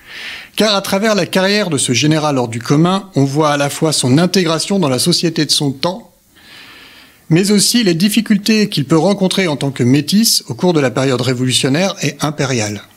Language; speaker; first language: French; native; French